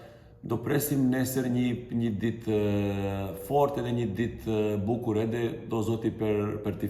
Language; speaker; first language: Albanian; non-native, fluent; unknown